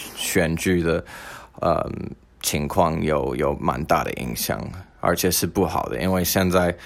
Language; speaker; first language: Chinese; non-native, fluent; English